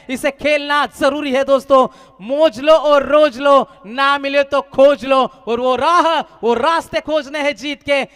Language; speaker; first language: Hindi; non-native, local second language; Marathi